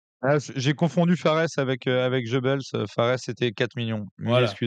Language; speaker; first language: French; native; French